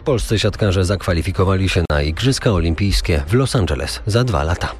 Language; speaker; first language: Polish; native; Polish